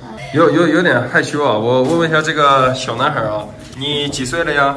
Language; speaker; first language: Chinese; native; Chinese